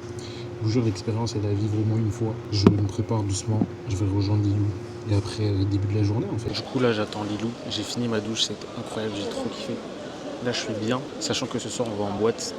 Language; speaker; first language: French; native; French